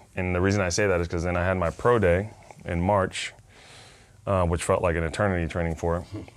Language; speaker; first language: English; non-native, fluent; Spanish